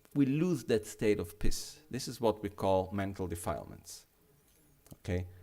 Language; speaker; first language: English; non-native, fluent; Italian